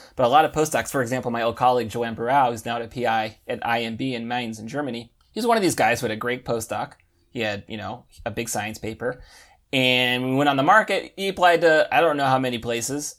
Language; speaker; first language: English; native; English